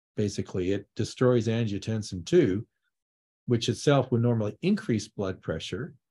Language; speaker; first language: English; native; English